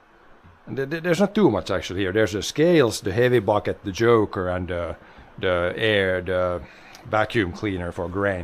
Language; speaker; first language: English; non-native, fluent; Swedish